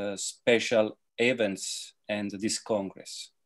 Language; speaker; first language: English; non-native, fluent; Italian